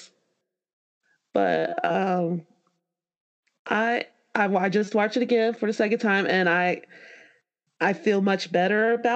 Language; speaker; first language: English; native; English